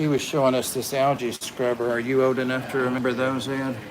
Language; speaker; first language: English; native; English